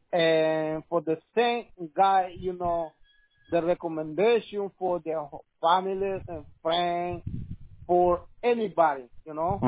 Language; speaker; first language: English; non-native, learner; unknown